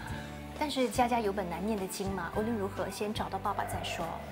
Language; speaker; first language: Chinese; native; Chinese